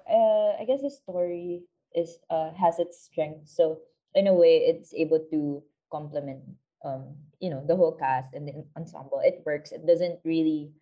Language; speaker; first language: English; non-native, local second language; Filipino